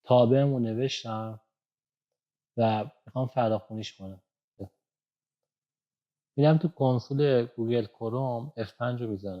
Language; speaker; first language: Persian; native; Persian